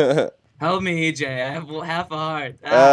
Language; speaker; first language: English; native; English